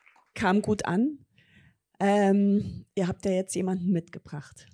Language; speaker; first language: German; native; German